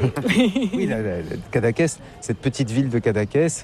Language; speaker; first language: French; native; French